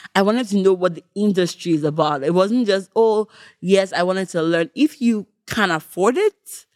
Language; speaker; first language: English; non-native, local second language; Yoruba